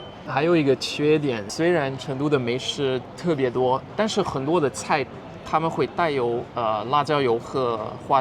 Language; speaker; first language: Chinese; non-native, fluent; Dutch